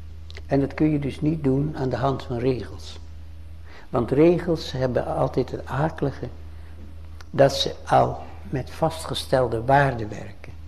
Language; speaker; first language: Dutch; native; Dutch